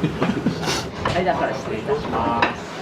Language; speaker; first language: Japanese; native; Japanese